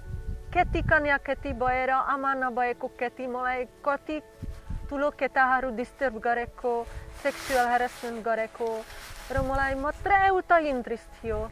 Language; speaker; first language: Nepali; non-native, learner; Slovak